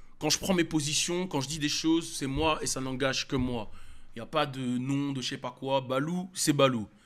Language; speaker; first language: French; native; French